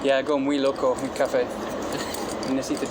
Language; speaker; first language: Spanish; non-native, learner; English